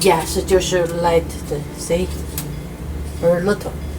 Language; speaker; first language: English; non-native, learner; Chinese